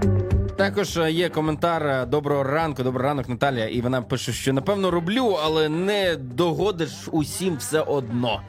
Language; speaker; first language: Ukrainian; native; Ukrainian